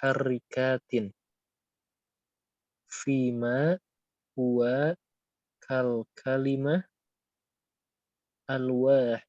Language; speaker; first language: Arabic; non-native, fluent; Indonesian